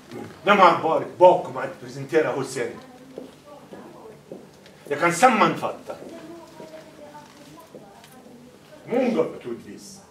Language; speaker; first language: Swedish; non-native, fluent; Arabic